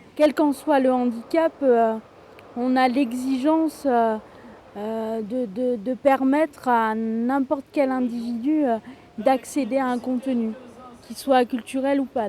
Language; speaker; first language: French; native; French